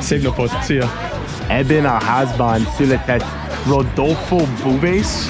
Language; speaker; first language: Hungarian; non-native, learner; English